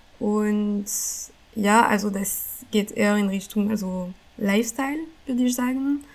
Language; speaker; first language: German; non-native, fluent; French